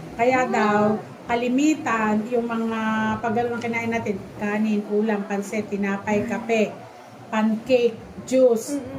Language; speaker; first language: Filipino; native; Filipino